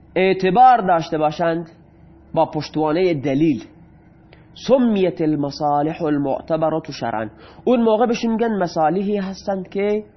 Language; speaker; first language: Persian; non-native, local second language; Baluchi